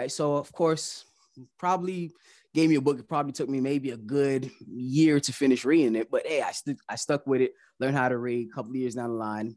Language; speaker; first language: English; early bilingual, other home language; Haitian Creole